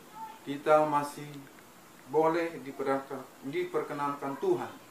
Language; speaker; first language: Indonesian; native; Indonesian